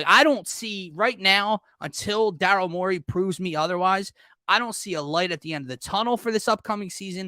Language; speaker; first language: English; native; English